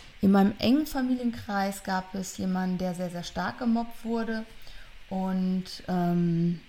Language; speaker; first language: German; native; German